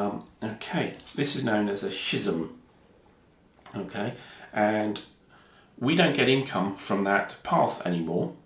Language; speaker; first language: English; native; English